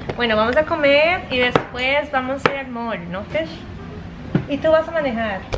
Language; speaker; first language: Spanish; early bilingual, heritage; Spanish